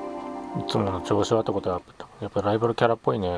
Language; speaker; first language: Japanese; native; Japanese